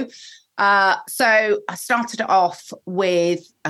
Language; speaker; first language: English; native; English